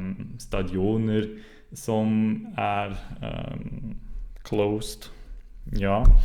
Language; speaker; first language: Swedish; non-native, learner; German